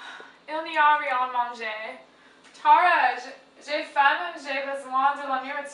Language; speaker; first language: French; non-native, learner; English